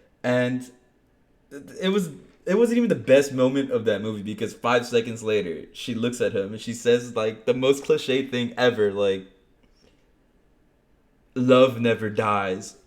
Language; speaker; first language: English; native; English